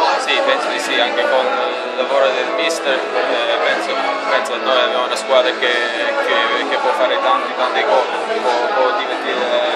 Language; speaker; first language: Italian; non-native, fluent; English